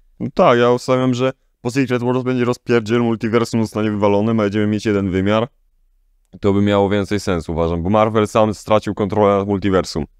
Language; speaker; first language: Polish; native; Polish